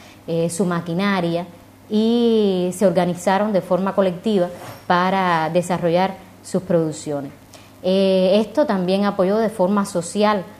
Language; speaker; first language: Spanish; native; Spanish